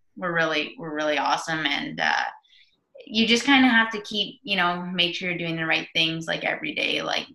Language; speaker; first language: English; native; English